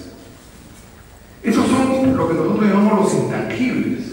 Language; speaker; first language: Spanish; native; Spanish